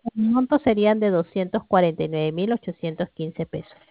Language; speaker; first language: Spanish; native; Spanish